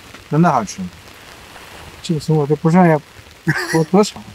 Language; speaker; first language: Chinese; non-native, fluent; Slovak